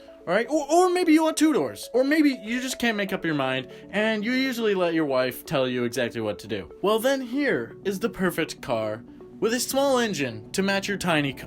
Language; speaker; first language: English; native; English